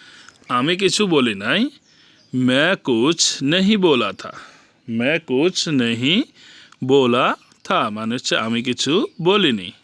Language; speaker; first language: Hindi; non-native, learner; Bangla